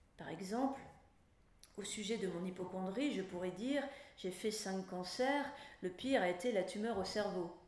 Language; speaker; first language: French; native; French